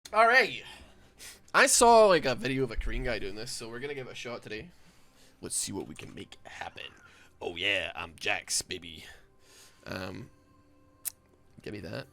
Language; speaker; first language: English; native; English